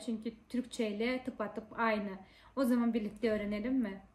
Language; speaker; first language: Turkish; non-native, fluent; Kazakh